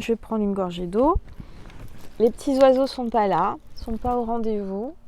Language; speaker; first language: French; native; French